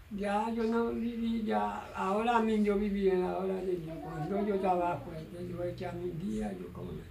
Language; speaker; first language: Spanish; non-native, learner; Haitian Creole